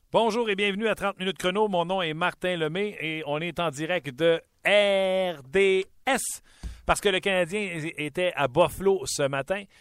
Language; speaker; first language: French; native; French